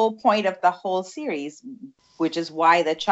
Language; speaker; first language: English; non-native, local second language; Tamil